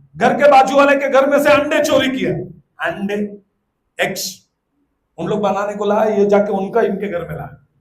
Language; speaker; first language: Hindi; non-native, local second language; Telugu